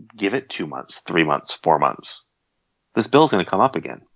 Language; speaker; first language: English; native; English